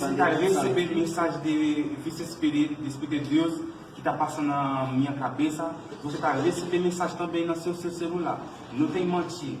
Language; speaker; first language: Portuguese; non-native, learner; Haitian Creole